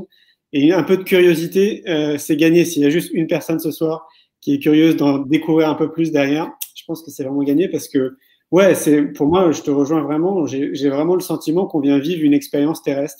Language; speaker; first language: French; native; French